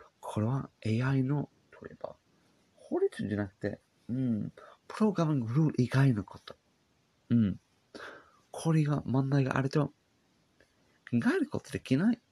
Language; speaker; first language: Japanese; non-native, learner; English